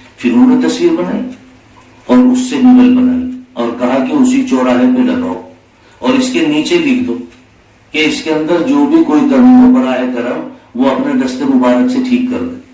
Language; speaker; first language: Urdu; native; Urdu